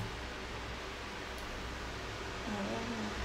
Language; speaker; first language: English; non-native, learner; Thai